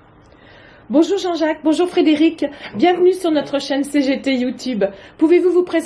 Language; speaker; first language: French; native; French